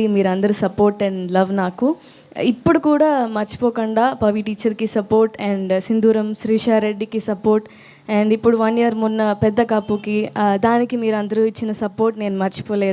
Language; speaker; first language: Telugu; non-native, learner; Tamil